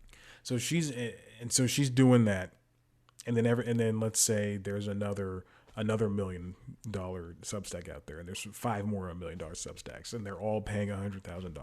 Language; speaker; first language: English; native; English